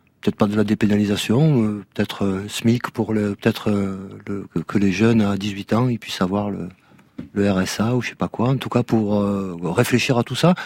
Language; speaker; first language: French; native; French